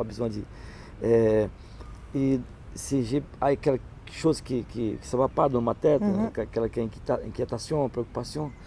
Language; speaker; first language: French; non-native, learner; Portuguese